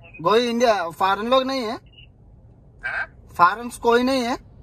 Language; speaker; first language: Hindi; non-native, local second language; Telugu